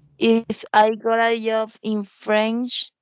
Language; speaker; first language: English; non-native, learner; Spanish